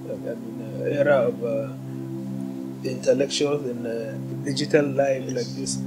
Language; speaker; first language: English; non-native, local second language; Hausa